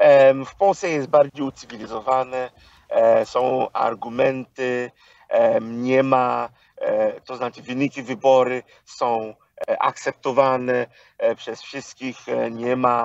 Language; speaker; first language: Polish; non-native, fluent; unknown